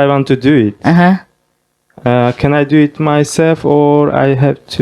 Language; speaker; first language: English; non-native, fluent; Mongolian